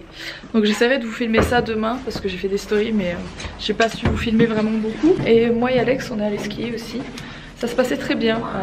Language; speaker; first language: French; native; French